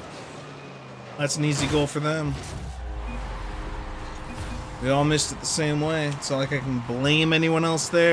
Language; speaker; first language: English; native; English